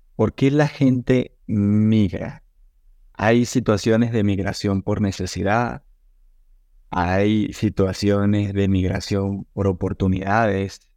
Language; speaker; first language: Spanish; native; Spanish